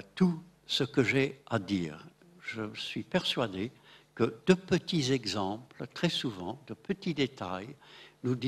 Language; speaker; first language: French; non-native, fluent; English